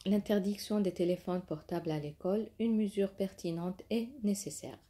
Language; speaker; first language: French; non-native, local second language; Arabic